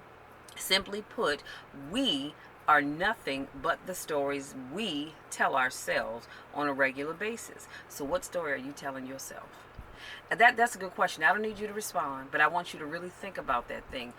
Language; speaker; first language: English; native; English